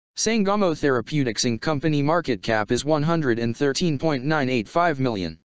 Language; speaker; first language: English; non-native, local second language; Hindi